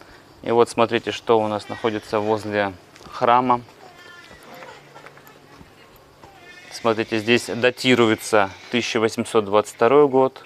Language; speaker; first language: Russian; native; Russian